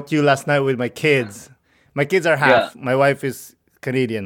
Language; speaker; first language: English; non-native, local second language; Filipino